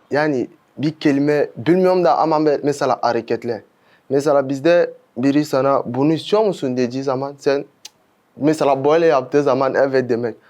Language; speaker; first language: Turkish; non-native, fluent; French